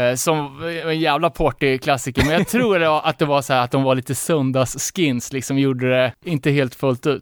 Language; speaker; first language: Swedish; native; Swedish